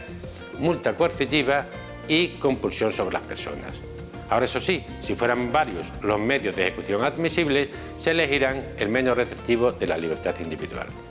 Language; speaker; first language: Spanish; native; Spanish